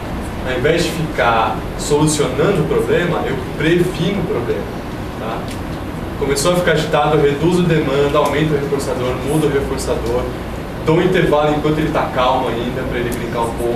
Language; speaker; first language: Portuguese; native; Portuguese